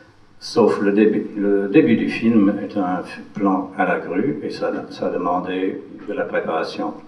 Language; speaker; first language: French; non-native, fluent; English